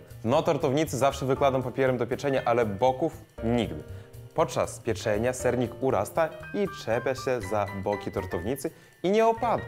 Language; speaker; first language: Polish; native; Polish